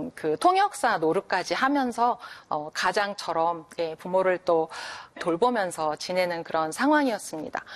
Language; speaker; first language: Korean; native; Korean